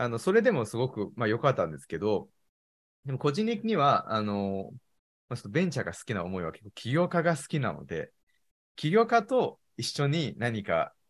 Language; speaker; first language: Japanese; non-native, fluent; Chinese